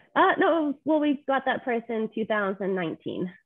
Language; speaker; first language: English; native; English